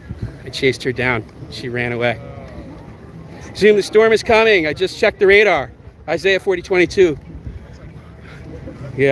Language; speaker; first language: English; native; English